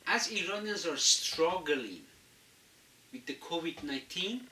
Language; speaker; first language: English; non-native, fluent; Azerbaijani